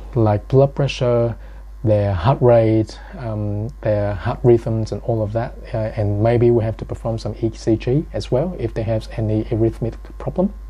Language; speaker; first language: English; non-native, fluent; Vietnamese